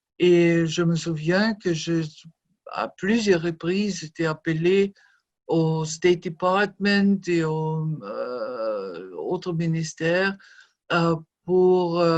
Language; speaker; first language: French; non-native, fluent; German